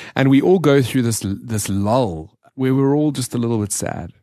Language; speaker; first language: English; native; English